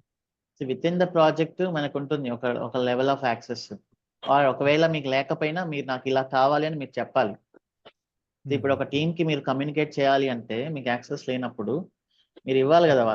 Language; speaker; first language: Telugu; native; Telugu